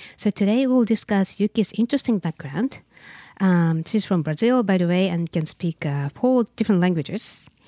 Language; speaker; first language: English; non-native, fluent; Japanese